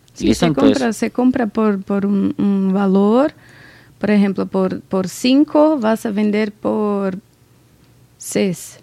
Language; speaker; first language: Spanish; non-native, learner; Portuguese